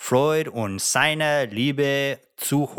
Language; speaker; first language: German; non-native, learner; English